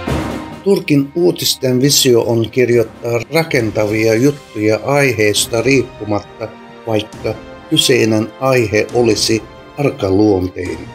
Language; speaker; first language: Finnish; non-native, fluent; Turkish